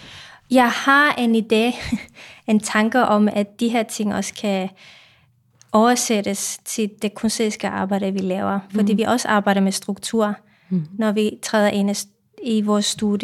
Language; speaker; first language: Danish; non-native, fluent; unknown